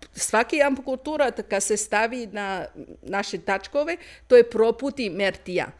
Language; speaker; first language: Croatian; non-native, learner; Chinese